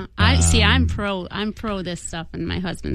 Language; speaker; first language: English; native; English